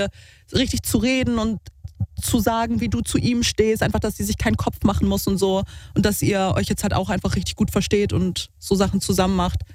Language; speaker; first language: German; native; German